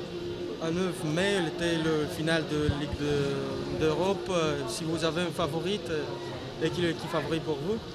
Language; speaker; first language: French; non-native, learner; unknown